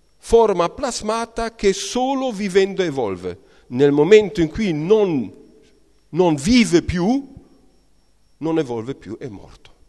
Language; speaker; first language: Italian; non-native, fluent; German